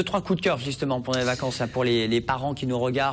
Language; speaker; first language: French; native; French